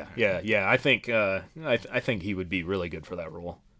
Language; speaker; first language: English; native; English